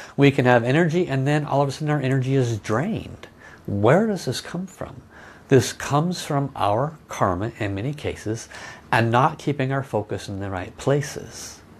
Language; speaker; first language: English; native; English